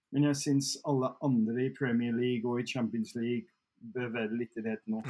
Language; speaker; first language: Norwegian; non-native, fluent; English